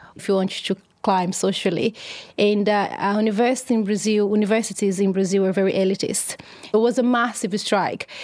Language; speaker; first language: English; non-native, fluent; Portuguese